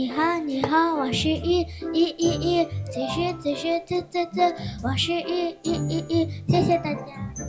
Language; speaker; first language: Chinese; non-native, learner; Mongolian